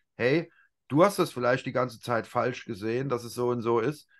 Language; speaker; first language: German; native; German